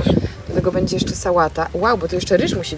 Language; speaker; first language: Polish; native; Polish